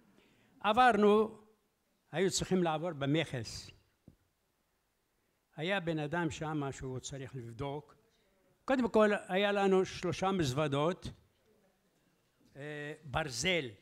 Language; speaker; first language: Hebrew; early bilingual, other home language; Arabic